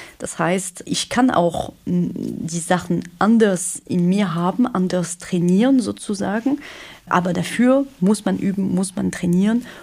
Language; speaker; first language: German; non-native, fluent; French